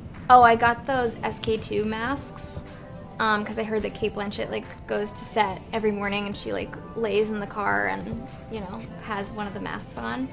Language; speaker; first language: English; native; English